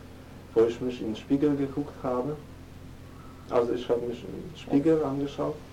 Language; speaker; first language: German; non-native, fluent; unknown